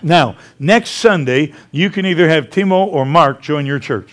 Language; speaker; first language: English; native; English